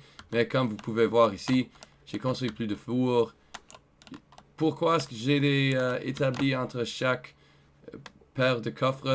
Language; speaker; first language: French; non-native, learner; English